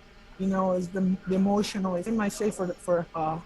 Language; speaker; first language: English; non-native, learner; Portuguese